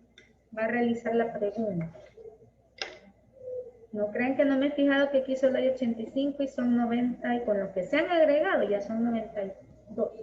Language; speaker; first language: Spanish; native; Spanish